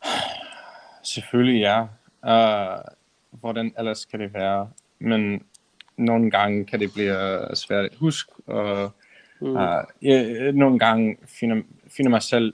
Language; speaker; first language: Danish; non-native, learner; English